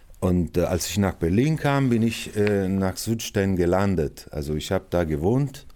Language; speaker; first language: German; non-native, fluent; Italian